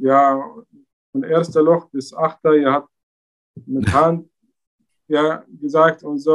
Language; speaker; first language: German; non-native, learner; Arabic